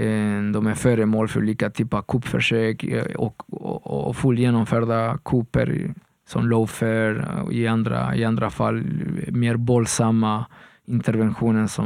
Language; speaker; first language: Swedish; non-native, fluent; Spanish